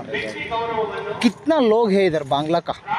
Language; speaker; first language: Hindi; non-native, local second language; Kannada